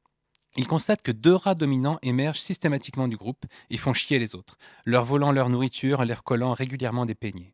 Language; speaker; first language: French; native; French